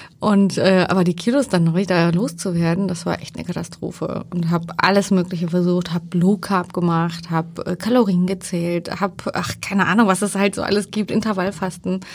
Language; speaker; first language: German; early bilingual, other home language; Turkish